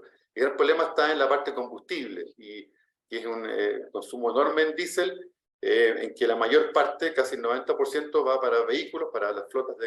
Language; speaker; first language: Spanish; native; Spanish